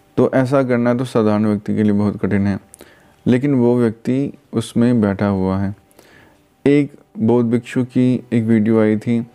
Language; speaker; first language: Hindi; non-native, local second language; Punjabi